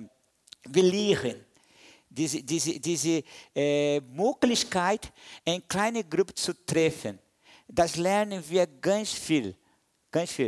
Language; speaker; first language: German; non-native, fluent; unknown